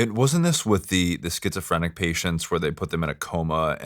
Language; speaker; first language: English; native; English